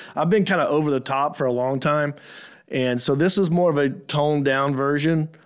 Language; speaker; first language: English; native; English